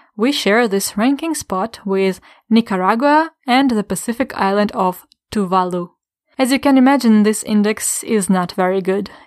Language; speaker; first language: English; non-native, fluent; Ukrainian